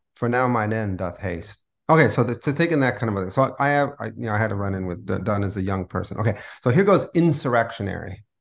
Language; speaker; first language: English; early bilingual, other home language; Spanish